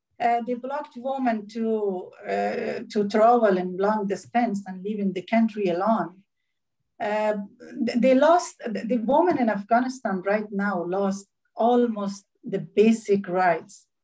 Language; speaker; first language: English; non-native, learner; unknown